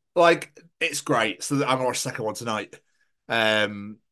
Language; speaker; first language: English; native; English